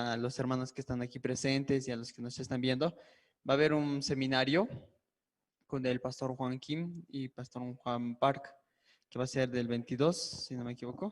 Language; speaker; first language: Spanish; native; Spanish